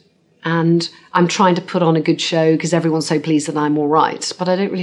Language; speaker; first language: English; native; English